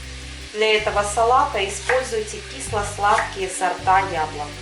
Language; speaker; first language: Russian; native; Russian